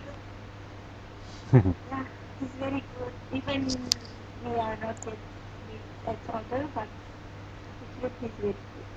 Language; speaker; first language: English; non-native, learner; Indonesian